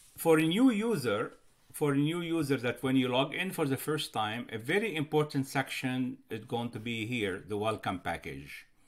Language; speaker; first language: English; non-native, fluent; Arabic